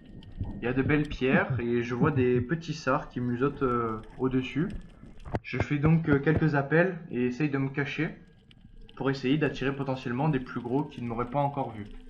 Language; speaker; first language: French; native; French